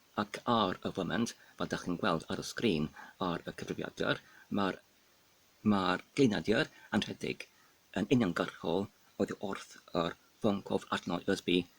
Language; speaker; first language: Welsh; non-native, fluent; English